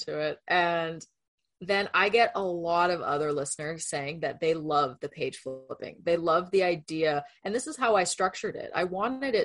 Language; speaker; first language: English; non-native, fluent; Spanish